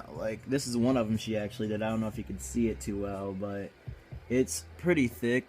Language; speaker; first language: English; native; English